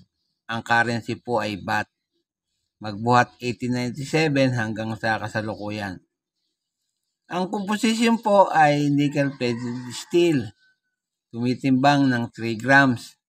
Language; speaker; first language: Filipino; native; Filipino